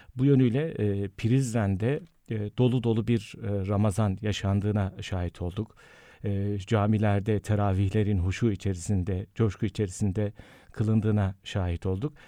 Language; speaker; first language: Turkish; native; Turkish